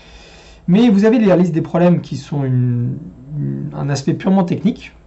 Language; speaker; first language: French; native; French